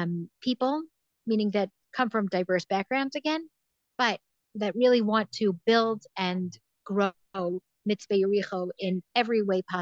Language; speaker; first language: English; native; English